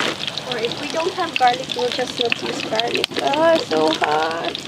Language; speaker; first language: English; non-native, learner; Cebuano